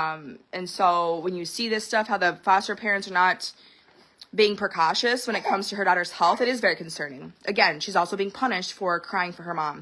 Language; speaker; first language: English; native; English